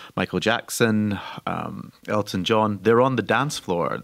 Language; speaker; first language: English; native; English